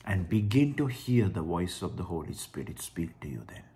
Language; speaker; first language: English; non-native, local second language; Sinhala